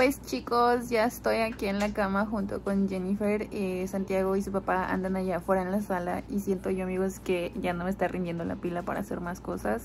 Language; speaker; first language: Spanish; native; Spanish